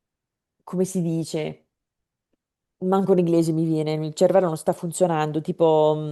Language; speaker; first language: Italian; non-native, fluent; English